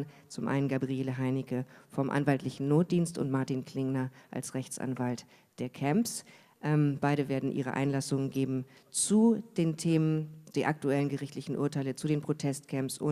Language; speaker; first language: German; native; German